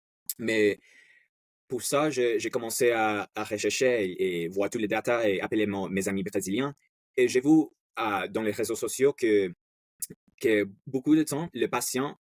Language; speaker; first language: French; non-native, learner; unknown